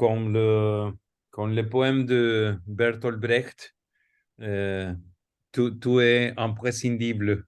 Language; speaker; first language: French; non-native, fluent; Spanish